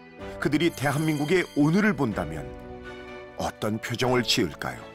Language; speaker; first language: Korean; native; Korean